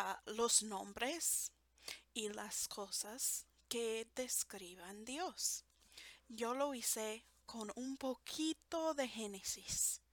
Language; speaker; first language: Spanish; non-native, fluent; English